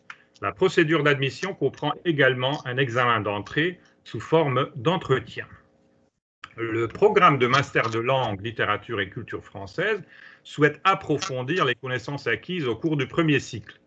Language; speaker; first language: French; non-native, fluent; Hungarian